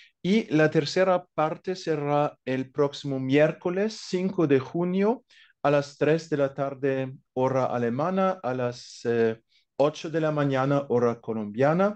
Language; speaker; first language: Spanish; non-native, fluent; German